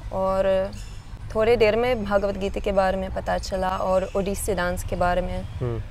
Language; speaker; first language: Hindi; non-native, fluent; Russian